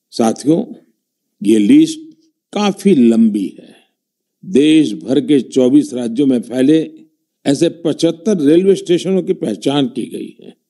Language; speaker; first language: Hindi; non-native, local second language; Gujarati